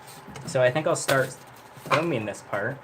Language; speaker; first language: English; native; English